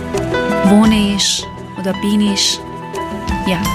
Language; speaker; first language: German; non-native, learner; Persian